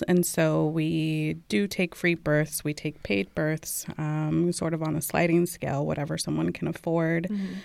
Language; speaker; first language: English; early bilingual, other home language; Amharic